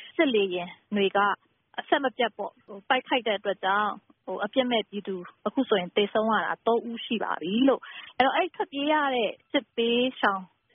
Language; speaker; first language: Burmese; non-native, local second language; Kachin